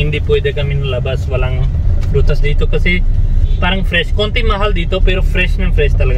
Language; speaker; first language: Filipino; non-native, learner; Punjabi